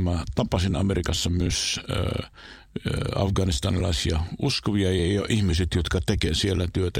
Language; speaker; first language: Finnish; non-native, fluent; Arabic